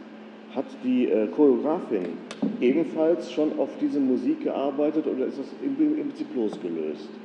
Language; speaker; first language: German; native; German